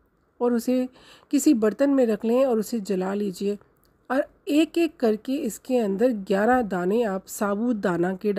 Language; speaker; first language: Hindi; native; Hindi